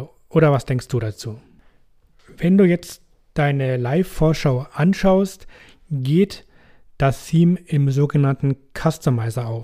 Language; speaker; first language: German; native; German